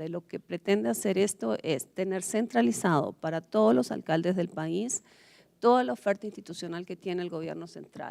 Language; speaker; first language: Spanish; native; Spanish